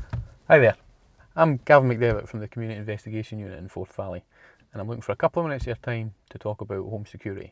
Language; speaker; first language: English; native; English